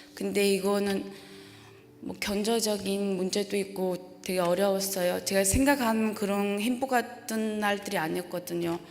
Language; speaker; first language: Korean; non-native, fluent; Mongolian